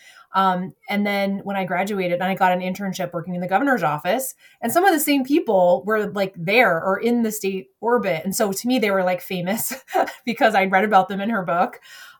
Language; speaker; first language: English; native; English